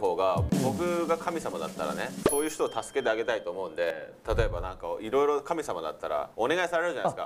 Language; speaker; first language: Japanese; native; Japanese